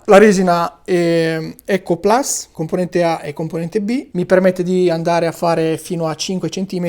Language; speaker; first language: Italian; native; Italian